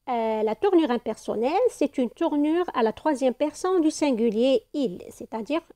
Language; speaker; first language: French; non-native, local second language; Arabic